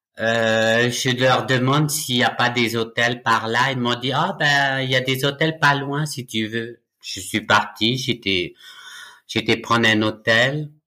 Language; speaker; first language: French; native; French